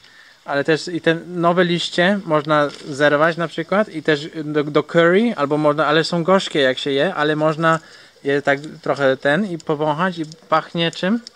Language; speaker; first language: Polish; early bilingual, heritage; Polish